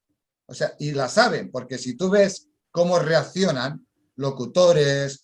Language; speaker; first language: Spanish; native; Spanish